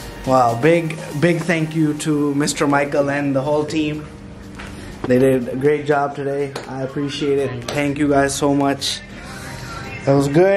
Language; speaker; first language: English; early bilingual, other home language; Urdu